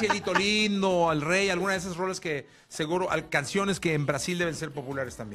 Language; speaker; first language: Spanish; native; Spanish